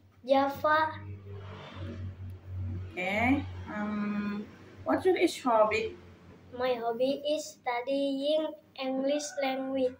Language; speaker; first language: English; non-native, learner; Indonesian